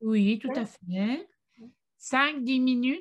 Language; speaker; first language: French; non-native, fluent; Catalan